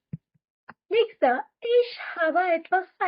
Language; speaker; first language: German; non-native, fluent; Hindi